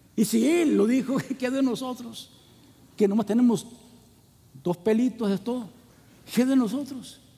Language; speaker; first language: Spanish; non-native, fluent; English